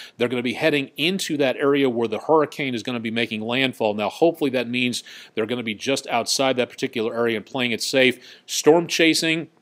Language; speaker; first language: English; native; English